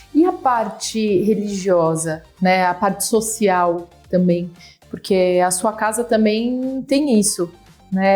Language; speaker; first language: Portuguese; native; Portuguese